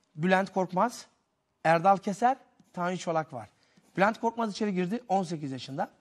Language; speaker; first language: Turkish; native; Turkish